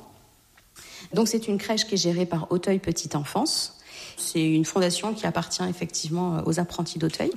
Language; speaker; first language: French; native; French